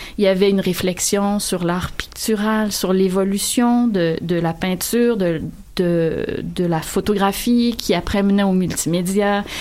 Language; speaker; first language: French; native; French